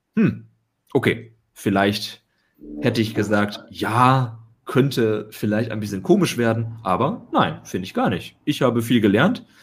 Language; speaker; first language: German; native; German